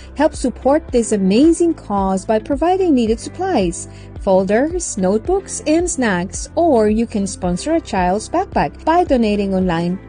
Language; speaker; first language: English; native; English